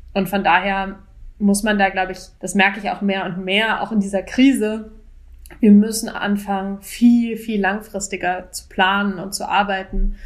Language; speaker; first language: German; native; German